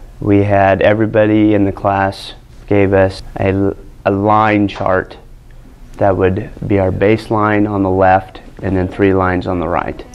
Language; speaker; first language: English; native; English